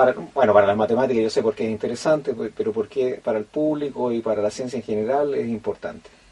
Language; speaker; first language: Spanish; native; Spanish